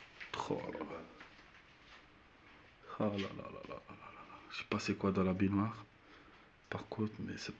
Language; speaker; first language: French; native; French